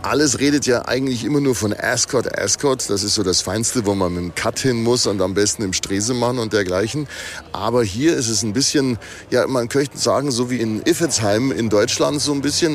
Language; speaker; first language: German; native; German